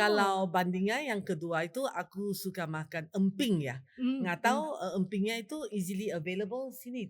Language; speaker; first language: Indonesian; non-native, fluent; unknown